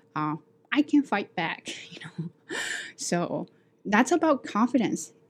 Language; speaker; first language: English; non-native, fluent; Chinese